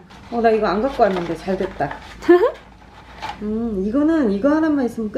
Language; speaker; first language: Korean; native; Korean